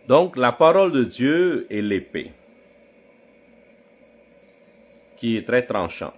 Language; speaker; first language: French; non-native, fluent; Khmer